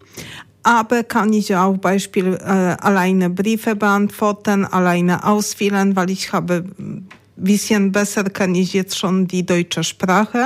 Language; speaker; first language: German; non-native, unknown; Polish